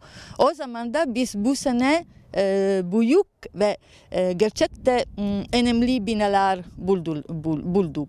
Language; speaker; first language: Turkish; non-native, learner; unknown